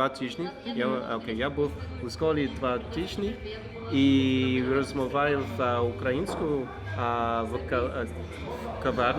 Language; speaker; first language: Ukrainian; non-native, learner; English